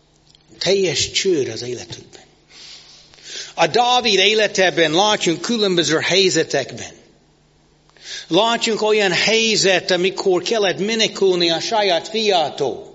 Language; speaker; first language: Hungarian; non-native, fluent; English